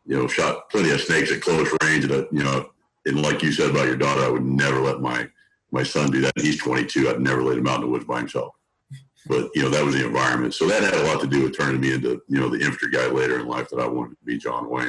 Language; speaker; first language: English; native; English